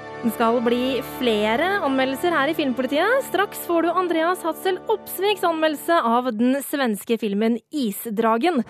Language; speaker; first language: Norwegian; native; Norwegian